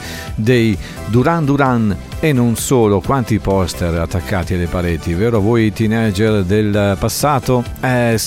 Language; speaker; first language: Italian; native; Italian